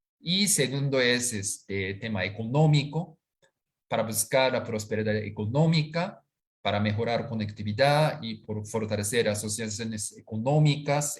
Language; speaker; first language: Spanish; non-native, fluent; Japanese